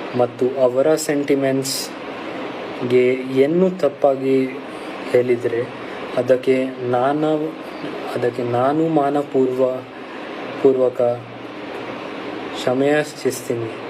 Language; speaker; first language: Kannada; non-native, local second language; Hindi